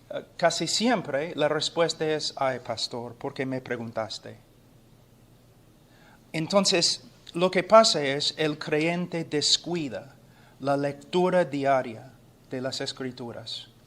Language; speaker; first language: Spanish; non-native, fluent; English